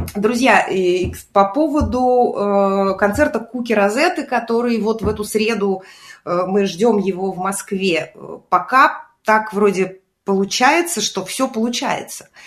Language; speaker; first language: Russian; native; Russian